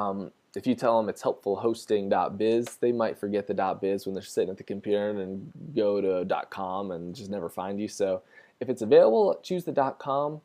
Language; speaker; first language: English; native; English